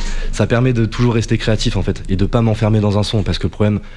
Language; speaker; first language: French; native; French